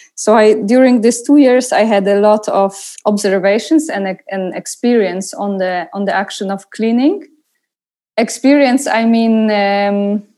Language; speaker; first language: English; non-native, fluent; Polish